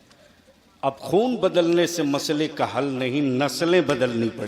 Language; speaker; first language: Hindi; native; Hindi